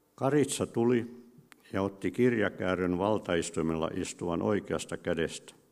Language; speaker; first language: Finnish; native; Finnish